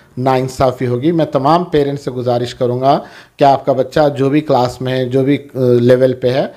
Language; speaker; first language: Urdu; native; Urdu